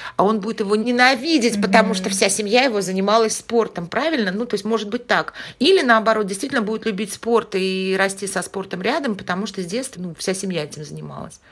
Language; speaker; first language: Russian; native; Russian